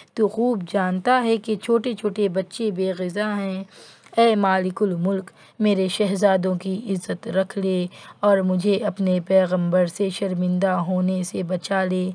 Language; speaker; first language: Urdu; native; Urdu